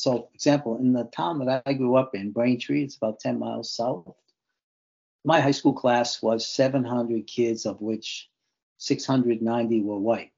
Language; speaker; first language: English; native; English